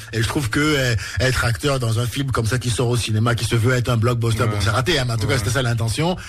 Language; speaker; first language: French; native; French